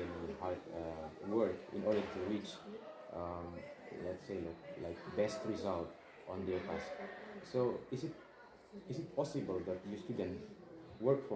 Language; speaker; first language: English; non-native, learner; Indonesian